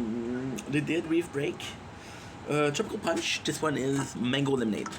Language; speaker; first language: English; native; English